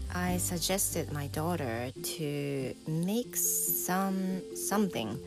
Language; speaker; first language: English; non-native, fluent; Japanese